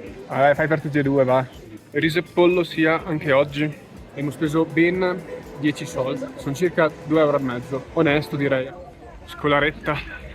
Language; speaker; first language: Italian; native; Italian